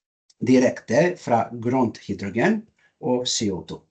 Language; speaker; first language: Norwegian; non-native, learner; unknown